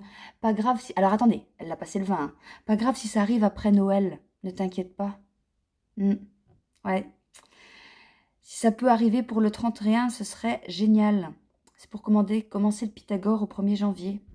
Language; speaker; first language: French; native; French